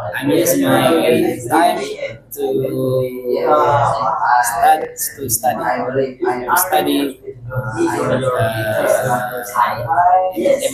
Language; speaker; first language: English; non-native, learner; Indonesian